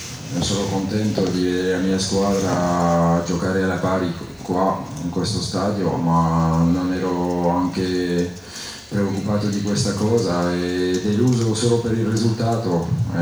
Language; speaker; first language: Italian; non-native, fluent; French